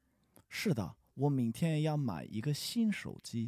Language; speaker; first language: Chinese; non-native, learner; English